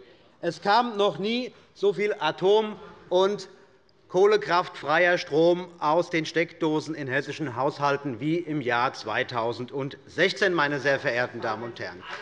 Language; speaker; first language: German; native; German